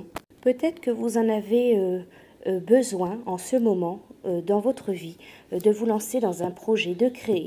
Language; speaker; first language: French; native; French